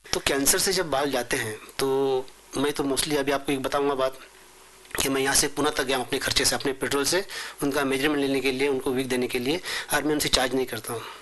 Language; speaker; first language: Hindi; non-native, local second language; Marathi